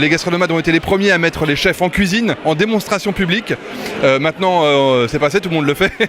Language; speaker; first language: French; native; French